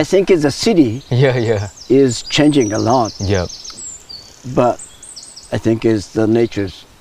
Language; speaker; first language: English; non-native, learner; Japanese